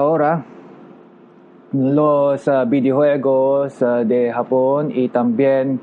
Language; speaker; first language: Spanish; non-native, learner; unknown